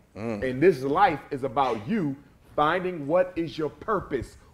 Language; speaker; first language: English; native; English